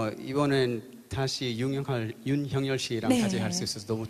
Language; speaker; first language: Korean; early bilingual, heritage; English